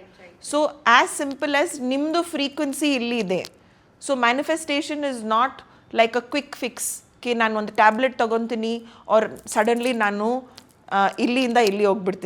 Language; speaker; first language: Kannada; non-native, local second language; Hindi